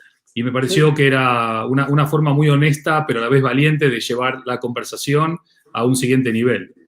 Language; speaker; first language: Spanish; native; Spanish